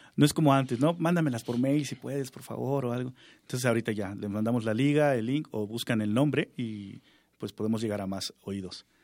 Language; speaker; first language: Spanish; non-native, local second language; Zapotec